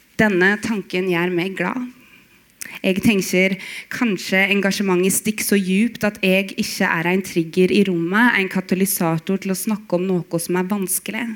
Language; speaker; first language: Norwegian; native; Norwegian